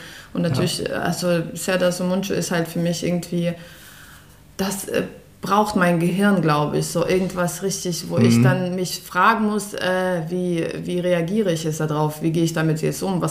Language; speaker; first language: German; early bilingual, other home language; Russian